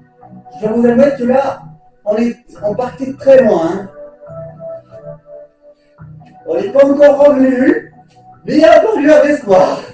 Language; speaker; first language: French; native; French